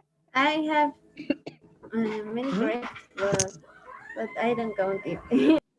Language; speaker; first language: English; non-native, learner; Spanish